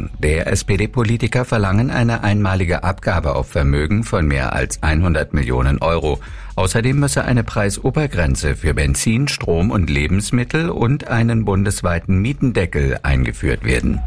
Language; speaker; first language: German; native; German